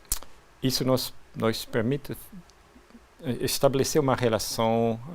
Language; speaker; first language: Portuguese; non-native, fluent; French